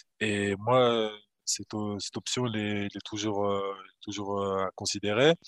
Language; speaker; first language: French; early bilingual, other home language; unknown